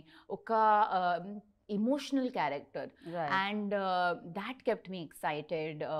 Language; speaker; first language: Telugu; non-native, learner; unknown